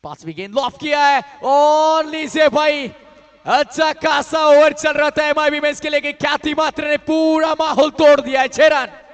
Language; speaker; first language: Hindi; non-native, local second language; Marathi